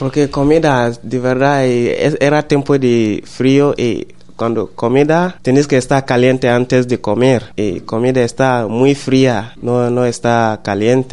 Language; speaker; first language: Spanish; non-native, learner; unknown